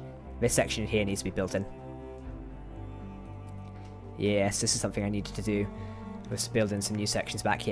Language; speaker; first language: English; native; English